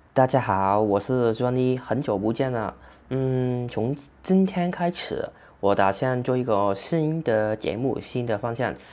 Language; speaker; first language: Chinese; non-native, local second language; Cantonese